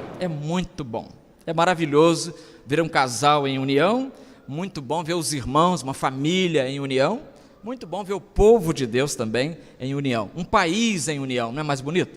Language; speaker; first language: Portuguese; native; Portuguese